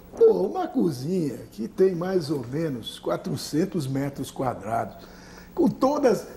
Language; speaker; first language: Portuguese; native; Portuguese